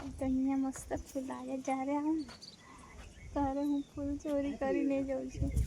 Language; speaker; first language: Gujarati; non-native, local second language; Vasavi